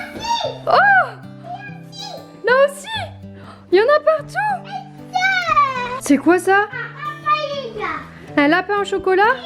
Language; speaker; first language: French; native; French